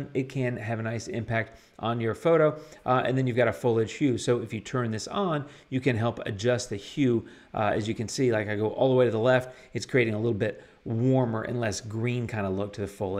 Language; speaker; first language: English; native; English